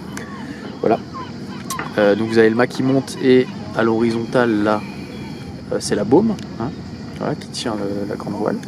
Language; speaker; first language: French; native; French